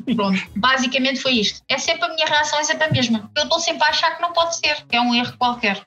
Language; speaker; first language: Portuguese; native; Portuguese